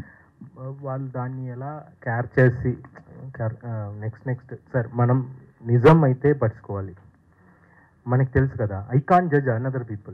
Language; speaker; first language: Telugu; non-native, fluent; Tamil